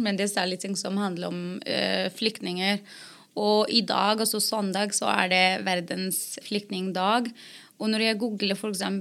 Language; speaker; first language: Norwegian; non-native, fluent; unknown